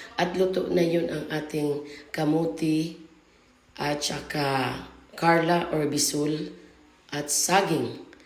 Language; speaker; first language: Filipino; non-native, local second language; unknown